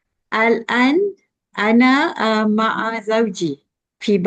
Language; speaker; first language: Arabic; non-native, learner; Malay